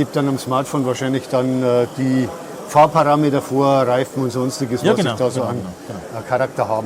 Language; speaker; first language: German; native; German